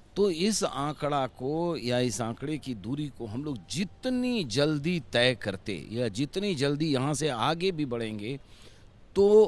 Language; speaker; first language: Hindi; native; Hindi